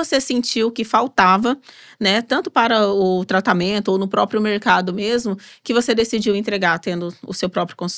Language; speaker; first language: Portuguese; native; Portuguese